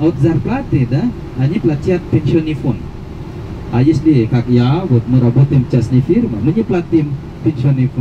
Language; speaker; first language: Russian; non-native, learner; Indonesian